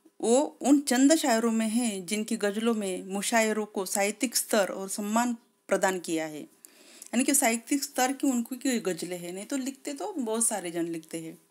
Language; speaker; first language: Hindi; non-native, local second language; Marathi